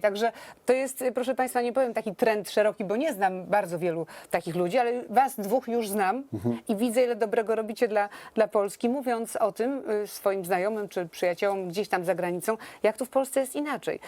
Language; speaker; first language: Polish; native; Polish